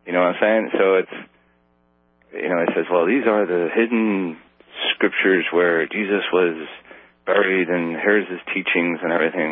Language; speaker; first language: English; native; English